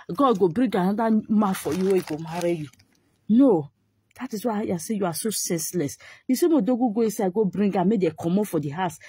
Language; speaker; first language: Nigerian Pidgin; non-native, local second language; Igbo